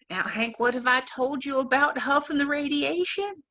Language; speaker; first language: English; native; English